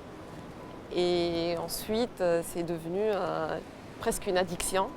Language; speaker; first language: French; non-native, local second language; Arabic